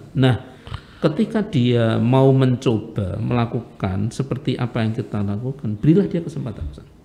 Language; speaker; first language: Indonesian; native; Indonesian